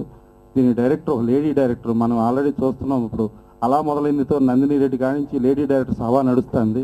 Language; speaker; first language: Telugu; native; Telugu